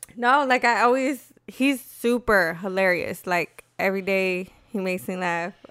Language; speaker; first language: English; native; English